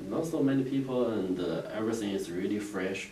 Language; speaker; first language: English; non-native, learner; Chinese